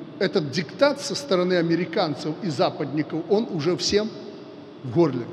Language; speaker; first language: Russian; non-native, local second language; Belarusian